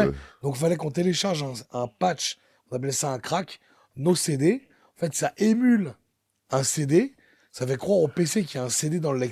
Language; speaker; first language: French; native; French